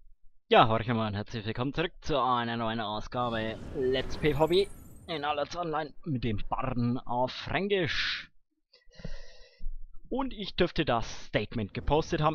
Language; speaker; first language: German; native; German